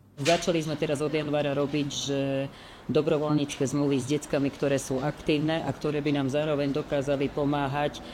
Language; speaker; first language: Slovak; native; Slovak